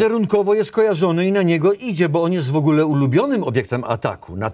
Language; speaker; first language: Polish; native; Polish